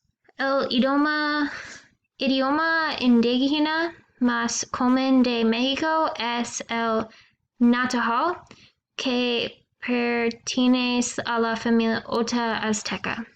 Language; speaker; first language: Spanish; non-native, learner; English